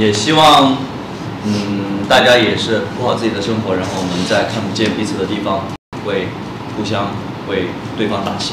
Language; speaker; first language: Chinese; native; Chinese